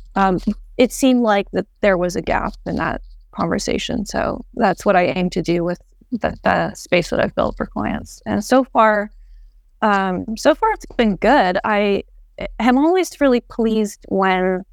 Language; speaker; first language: English; native; English